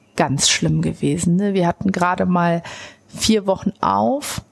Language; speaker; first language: German; native; German